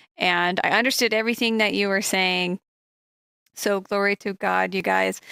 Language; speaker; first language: English; native; English